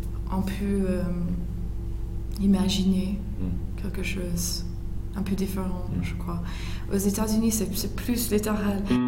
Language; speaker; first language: French; non-native, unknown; English